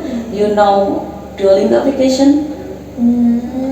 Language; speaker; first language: English; non-native, learner; Indonesian